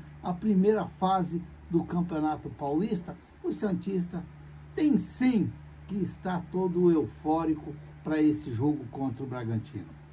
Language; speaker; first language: Portuguese; native; Portuguese